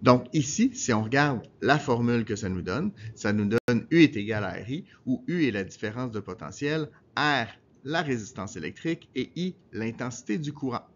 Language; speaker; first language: French; native; French